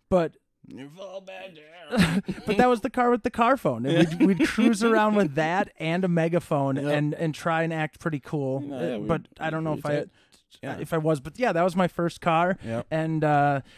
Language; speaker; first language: English; native; English